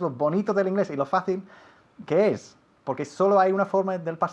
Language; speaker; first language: Spanish; non-native, fluent; English